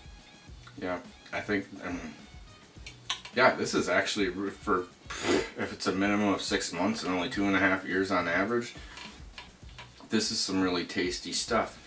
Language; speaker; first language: English; native; English